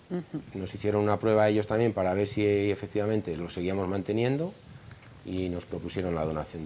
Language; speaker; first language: Spanish; native; Spanish